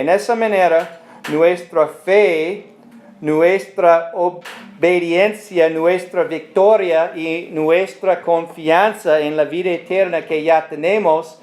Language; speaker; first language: Spanish; non-native, learner; English